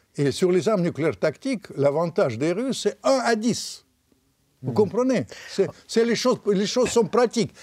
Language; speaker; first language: French; non-native, fluent; Russian